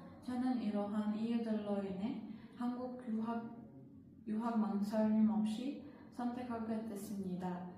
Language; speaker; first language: Korean; non-native, learner; Uzbek